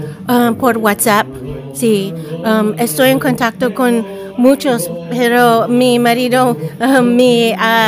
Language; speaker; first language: Spanish; non-native, learner; English